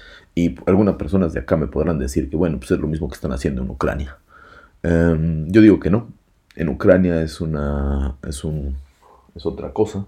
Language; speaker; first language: Spanish; native; Spanish